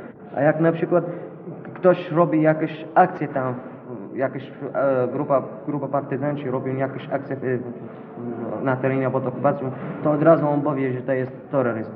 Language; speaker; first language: Polish; non-native, learner; Arabic